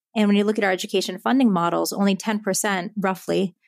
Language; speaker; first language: English; early bilingual, other home language; Japanese